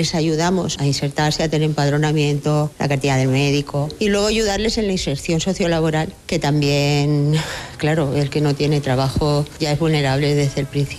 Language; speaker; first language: Spanish; native; Spanish